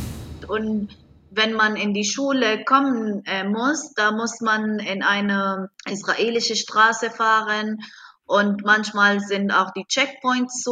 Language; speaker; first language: German; non-native, fluent; Arabic